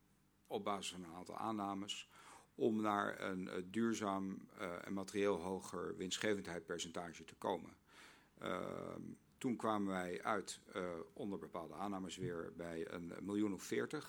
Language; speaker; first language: Dutch; native; Dutch